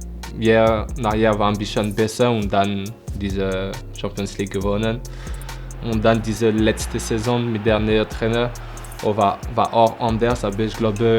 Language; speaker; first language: German; non-native, learner; French